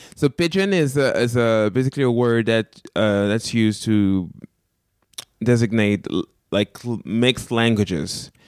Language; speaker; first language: English; non-native, local second language; French